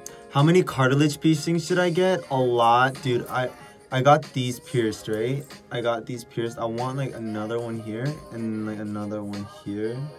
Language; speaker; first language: English; early bilingual, other home language; Korean